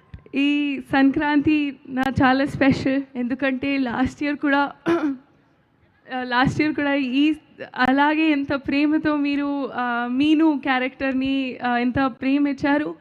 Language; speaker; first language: Telugu; non-native, learner; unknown